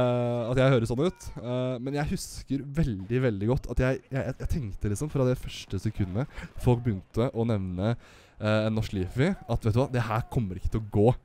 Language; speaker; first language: Norwegian; native; Norwegian